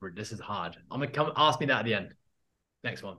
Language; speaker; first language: English; native; English